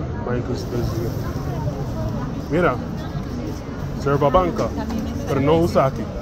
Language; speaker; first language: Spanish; non-native, learner; English